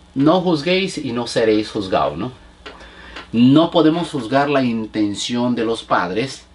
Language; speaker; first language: Spanish; non-native, fluent; Bangla